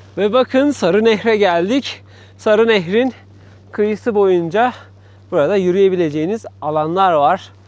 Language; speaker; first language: Turkish; native; Turkish